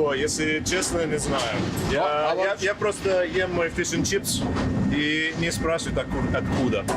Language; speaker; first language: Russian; non-native, learner; English